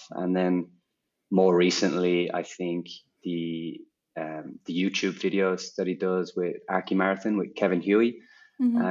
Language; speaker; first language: English; native; English